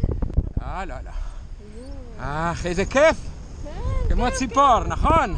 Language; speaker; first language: Hebrew; native; Hebrew